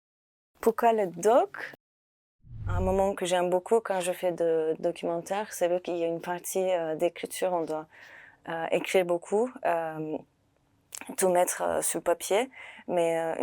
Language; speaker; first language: French; non-native, fluent; Turkish